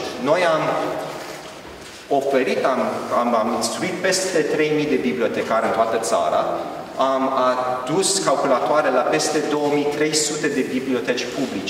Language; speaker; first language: Romanian; early bilingual, heritage; Romanian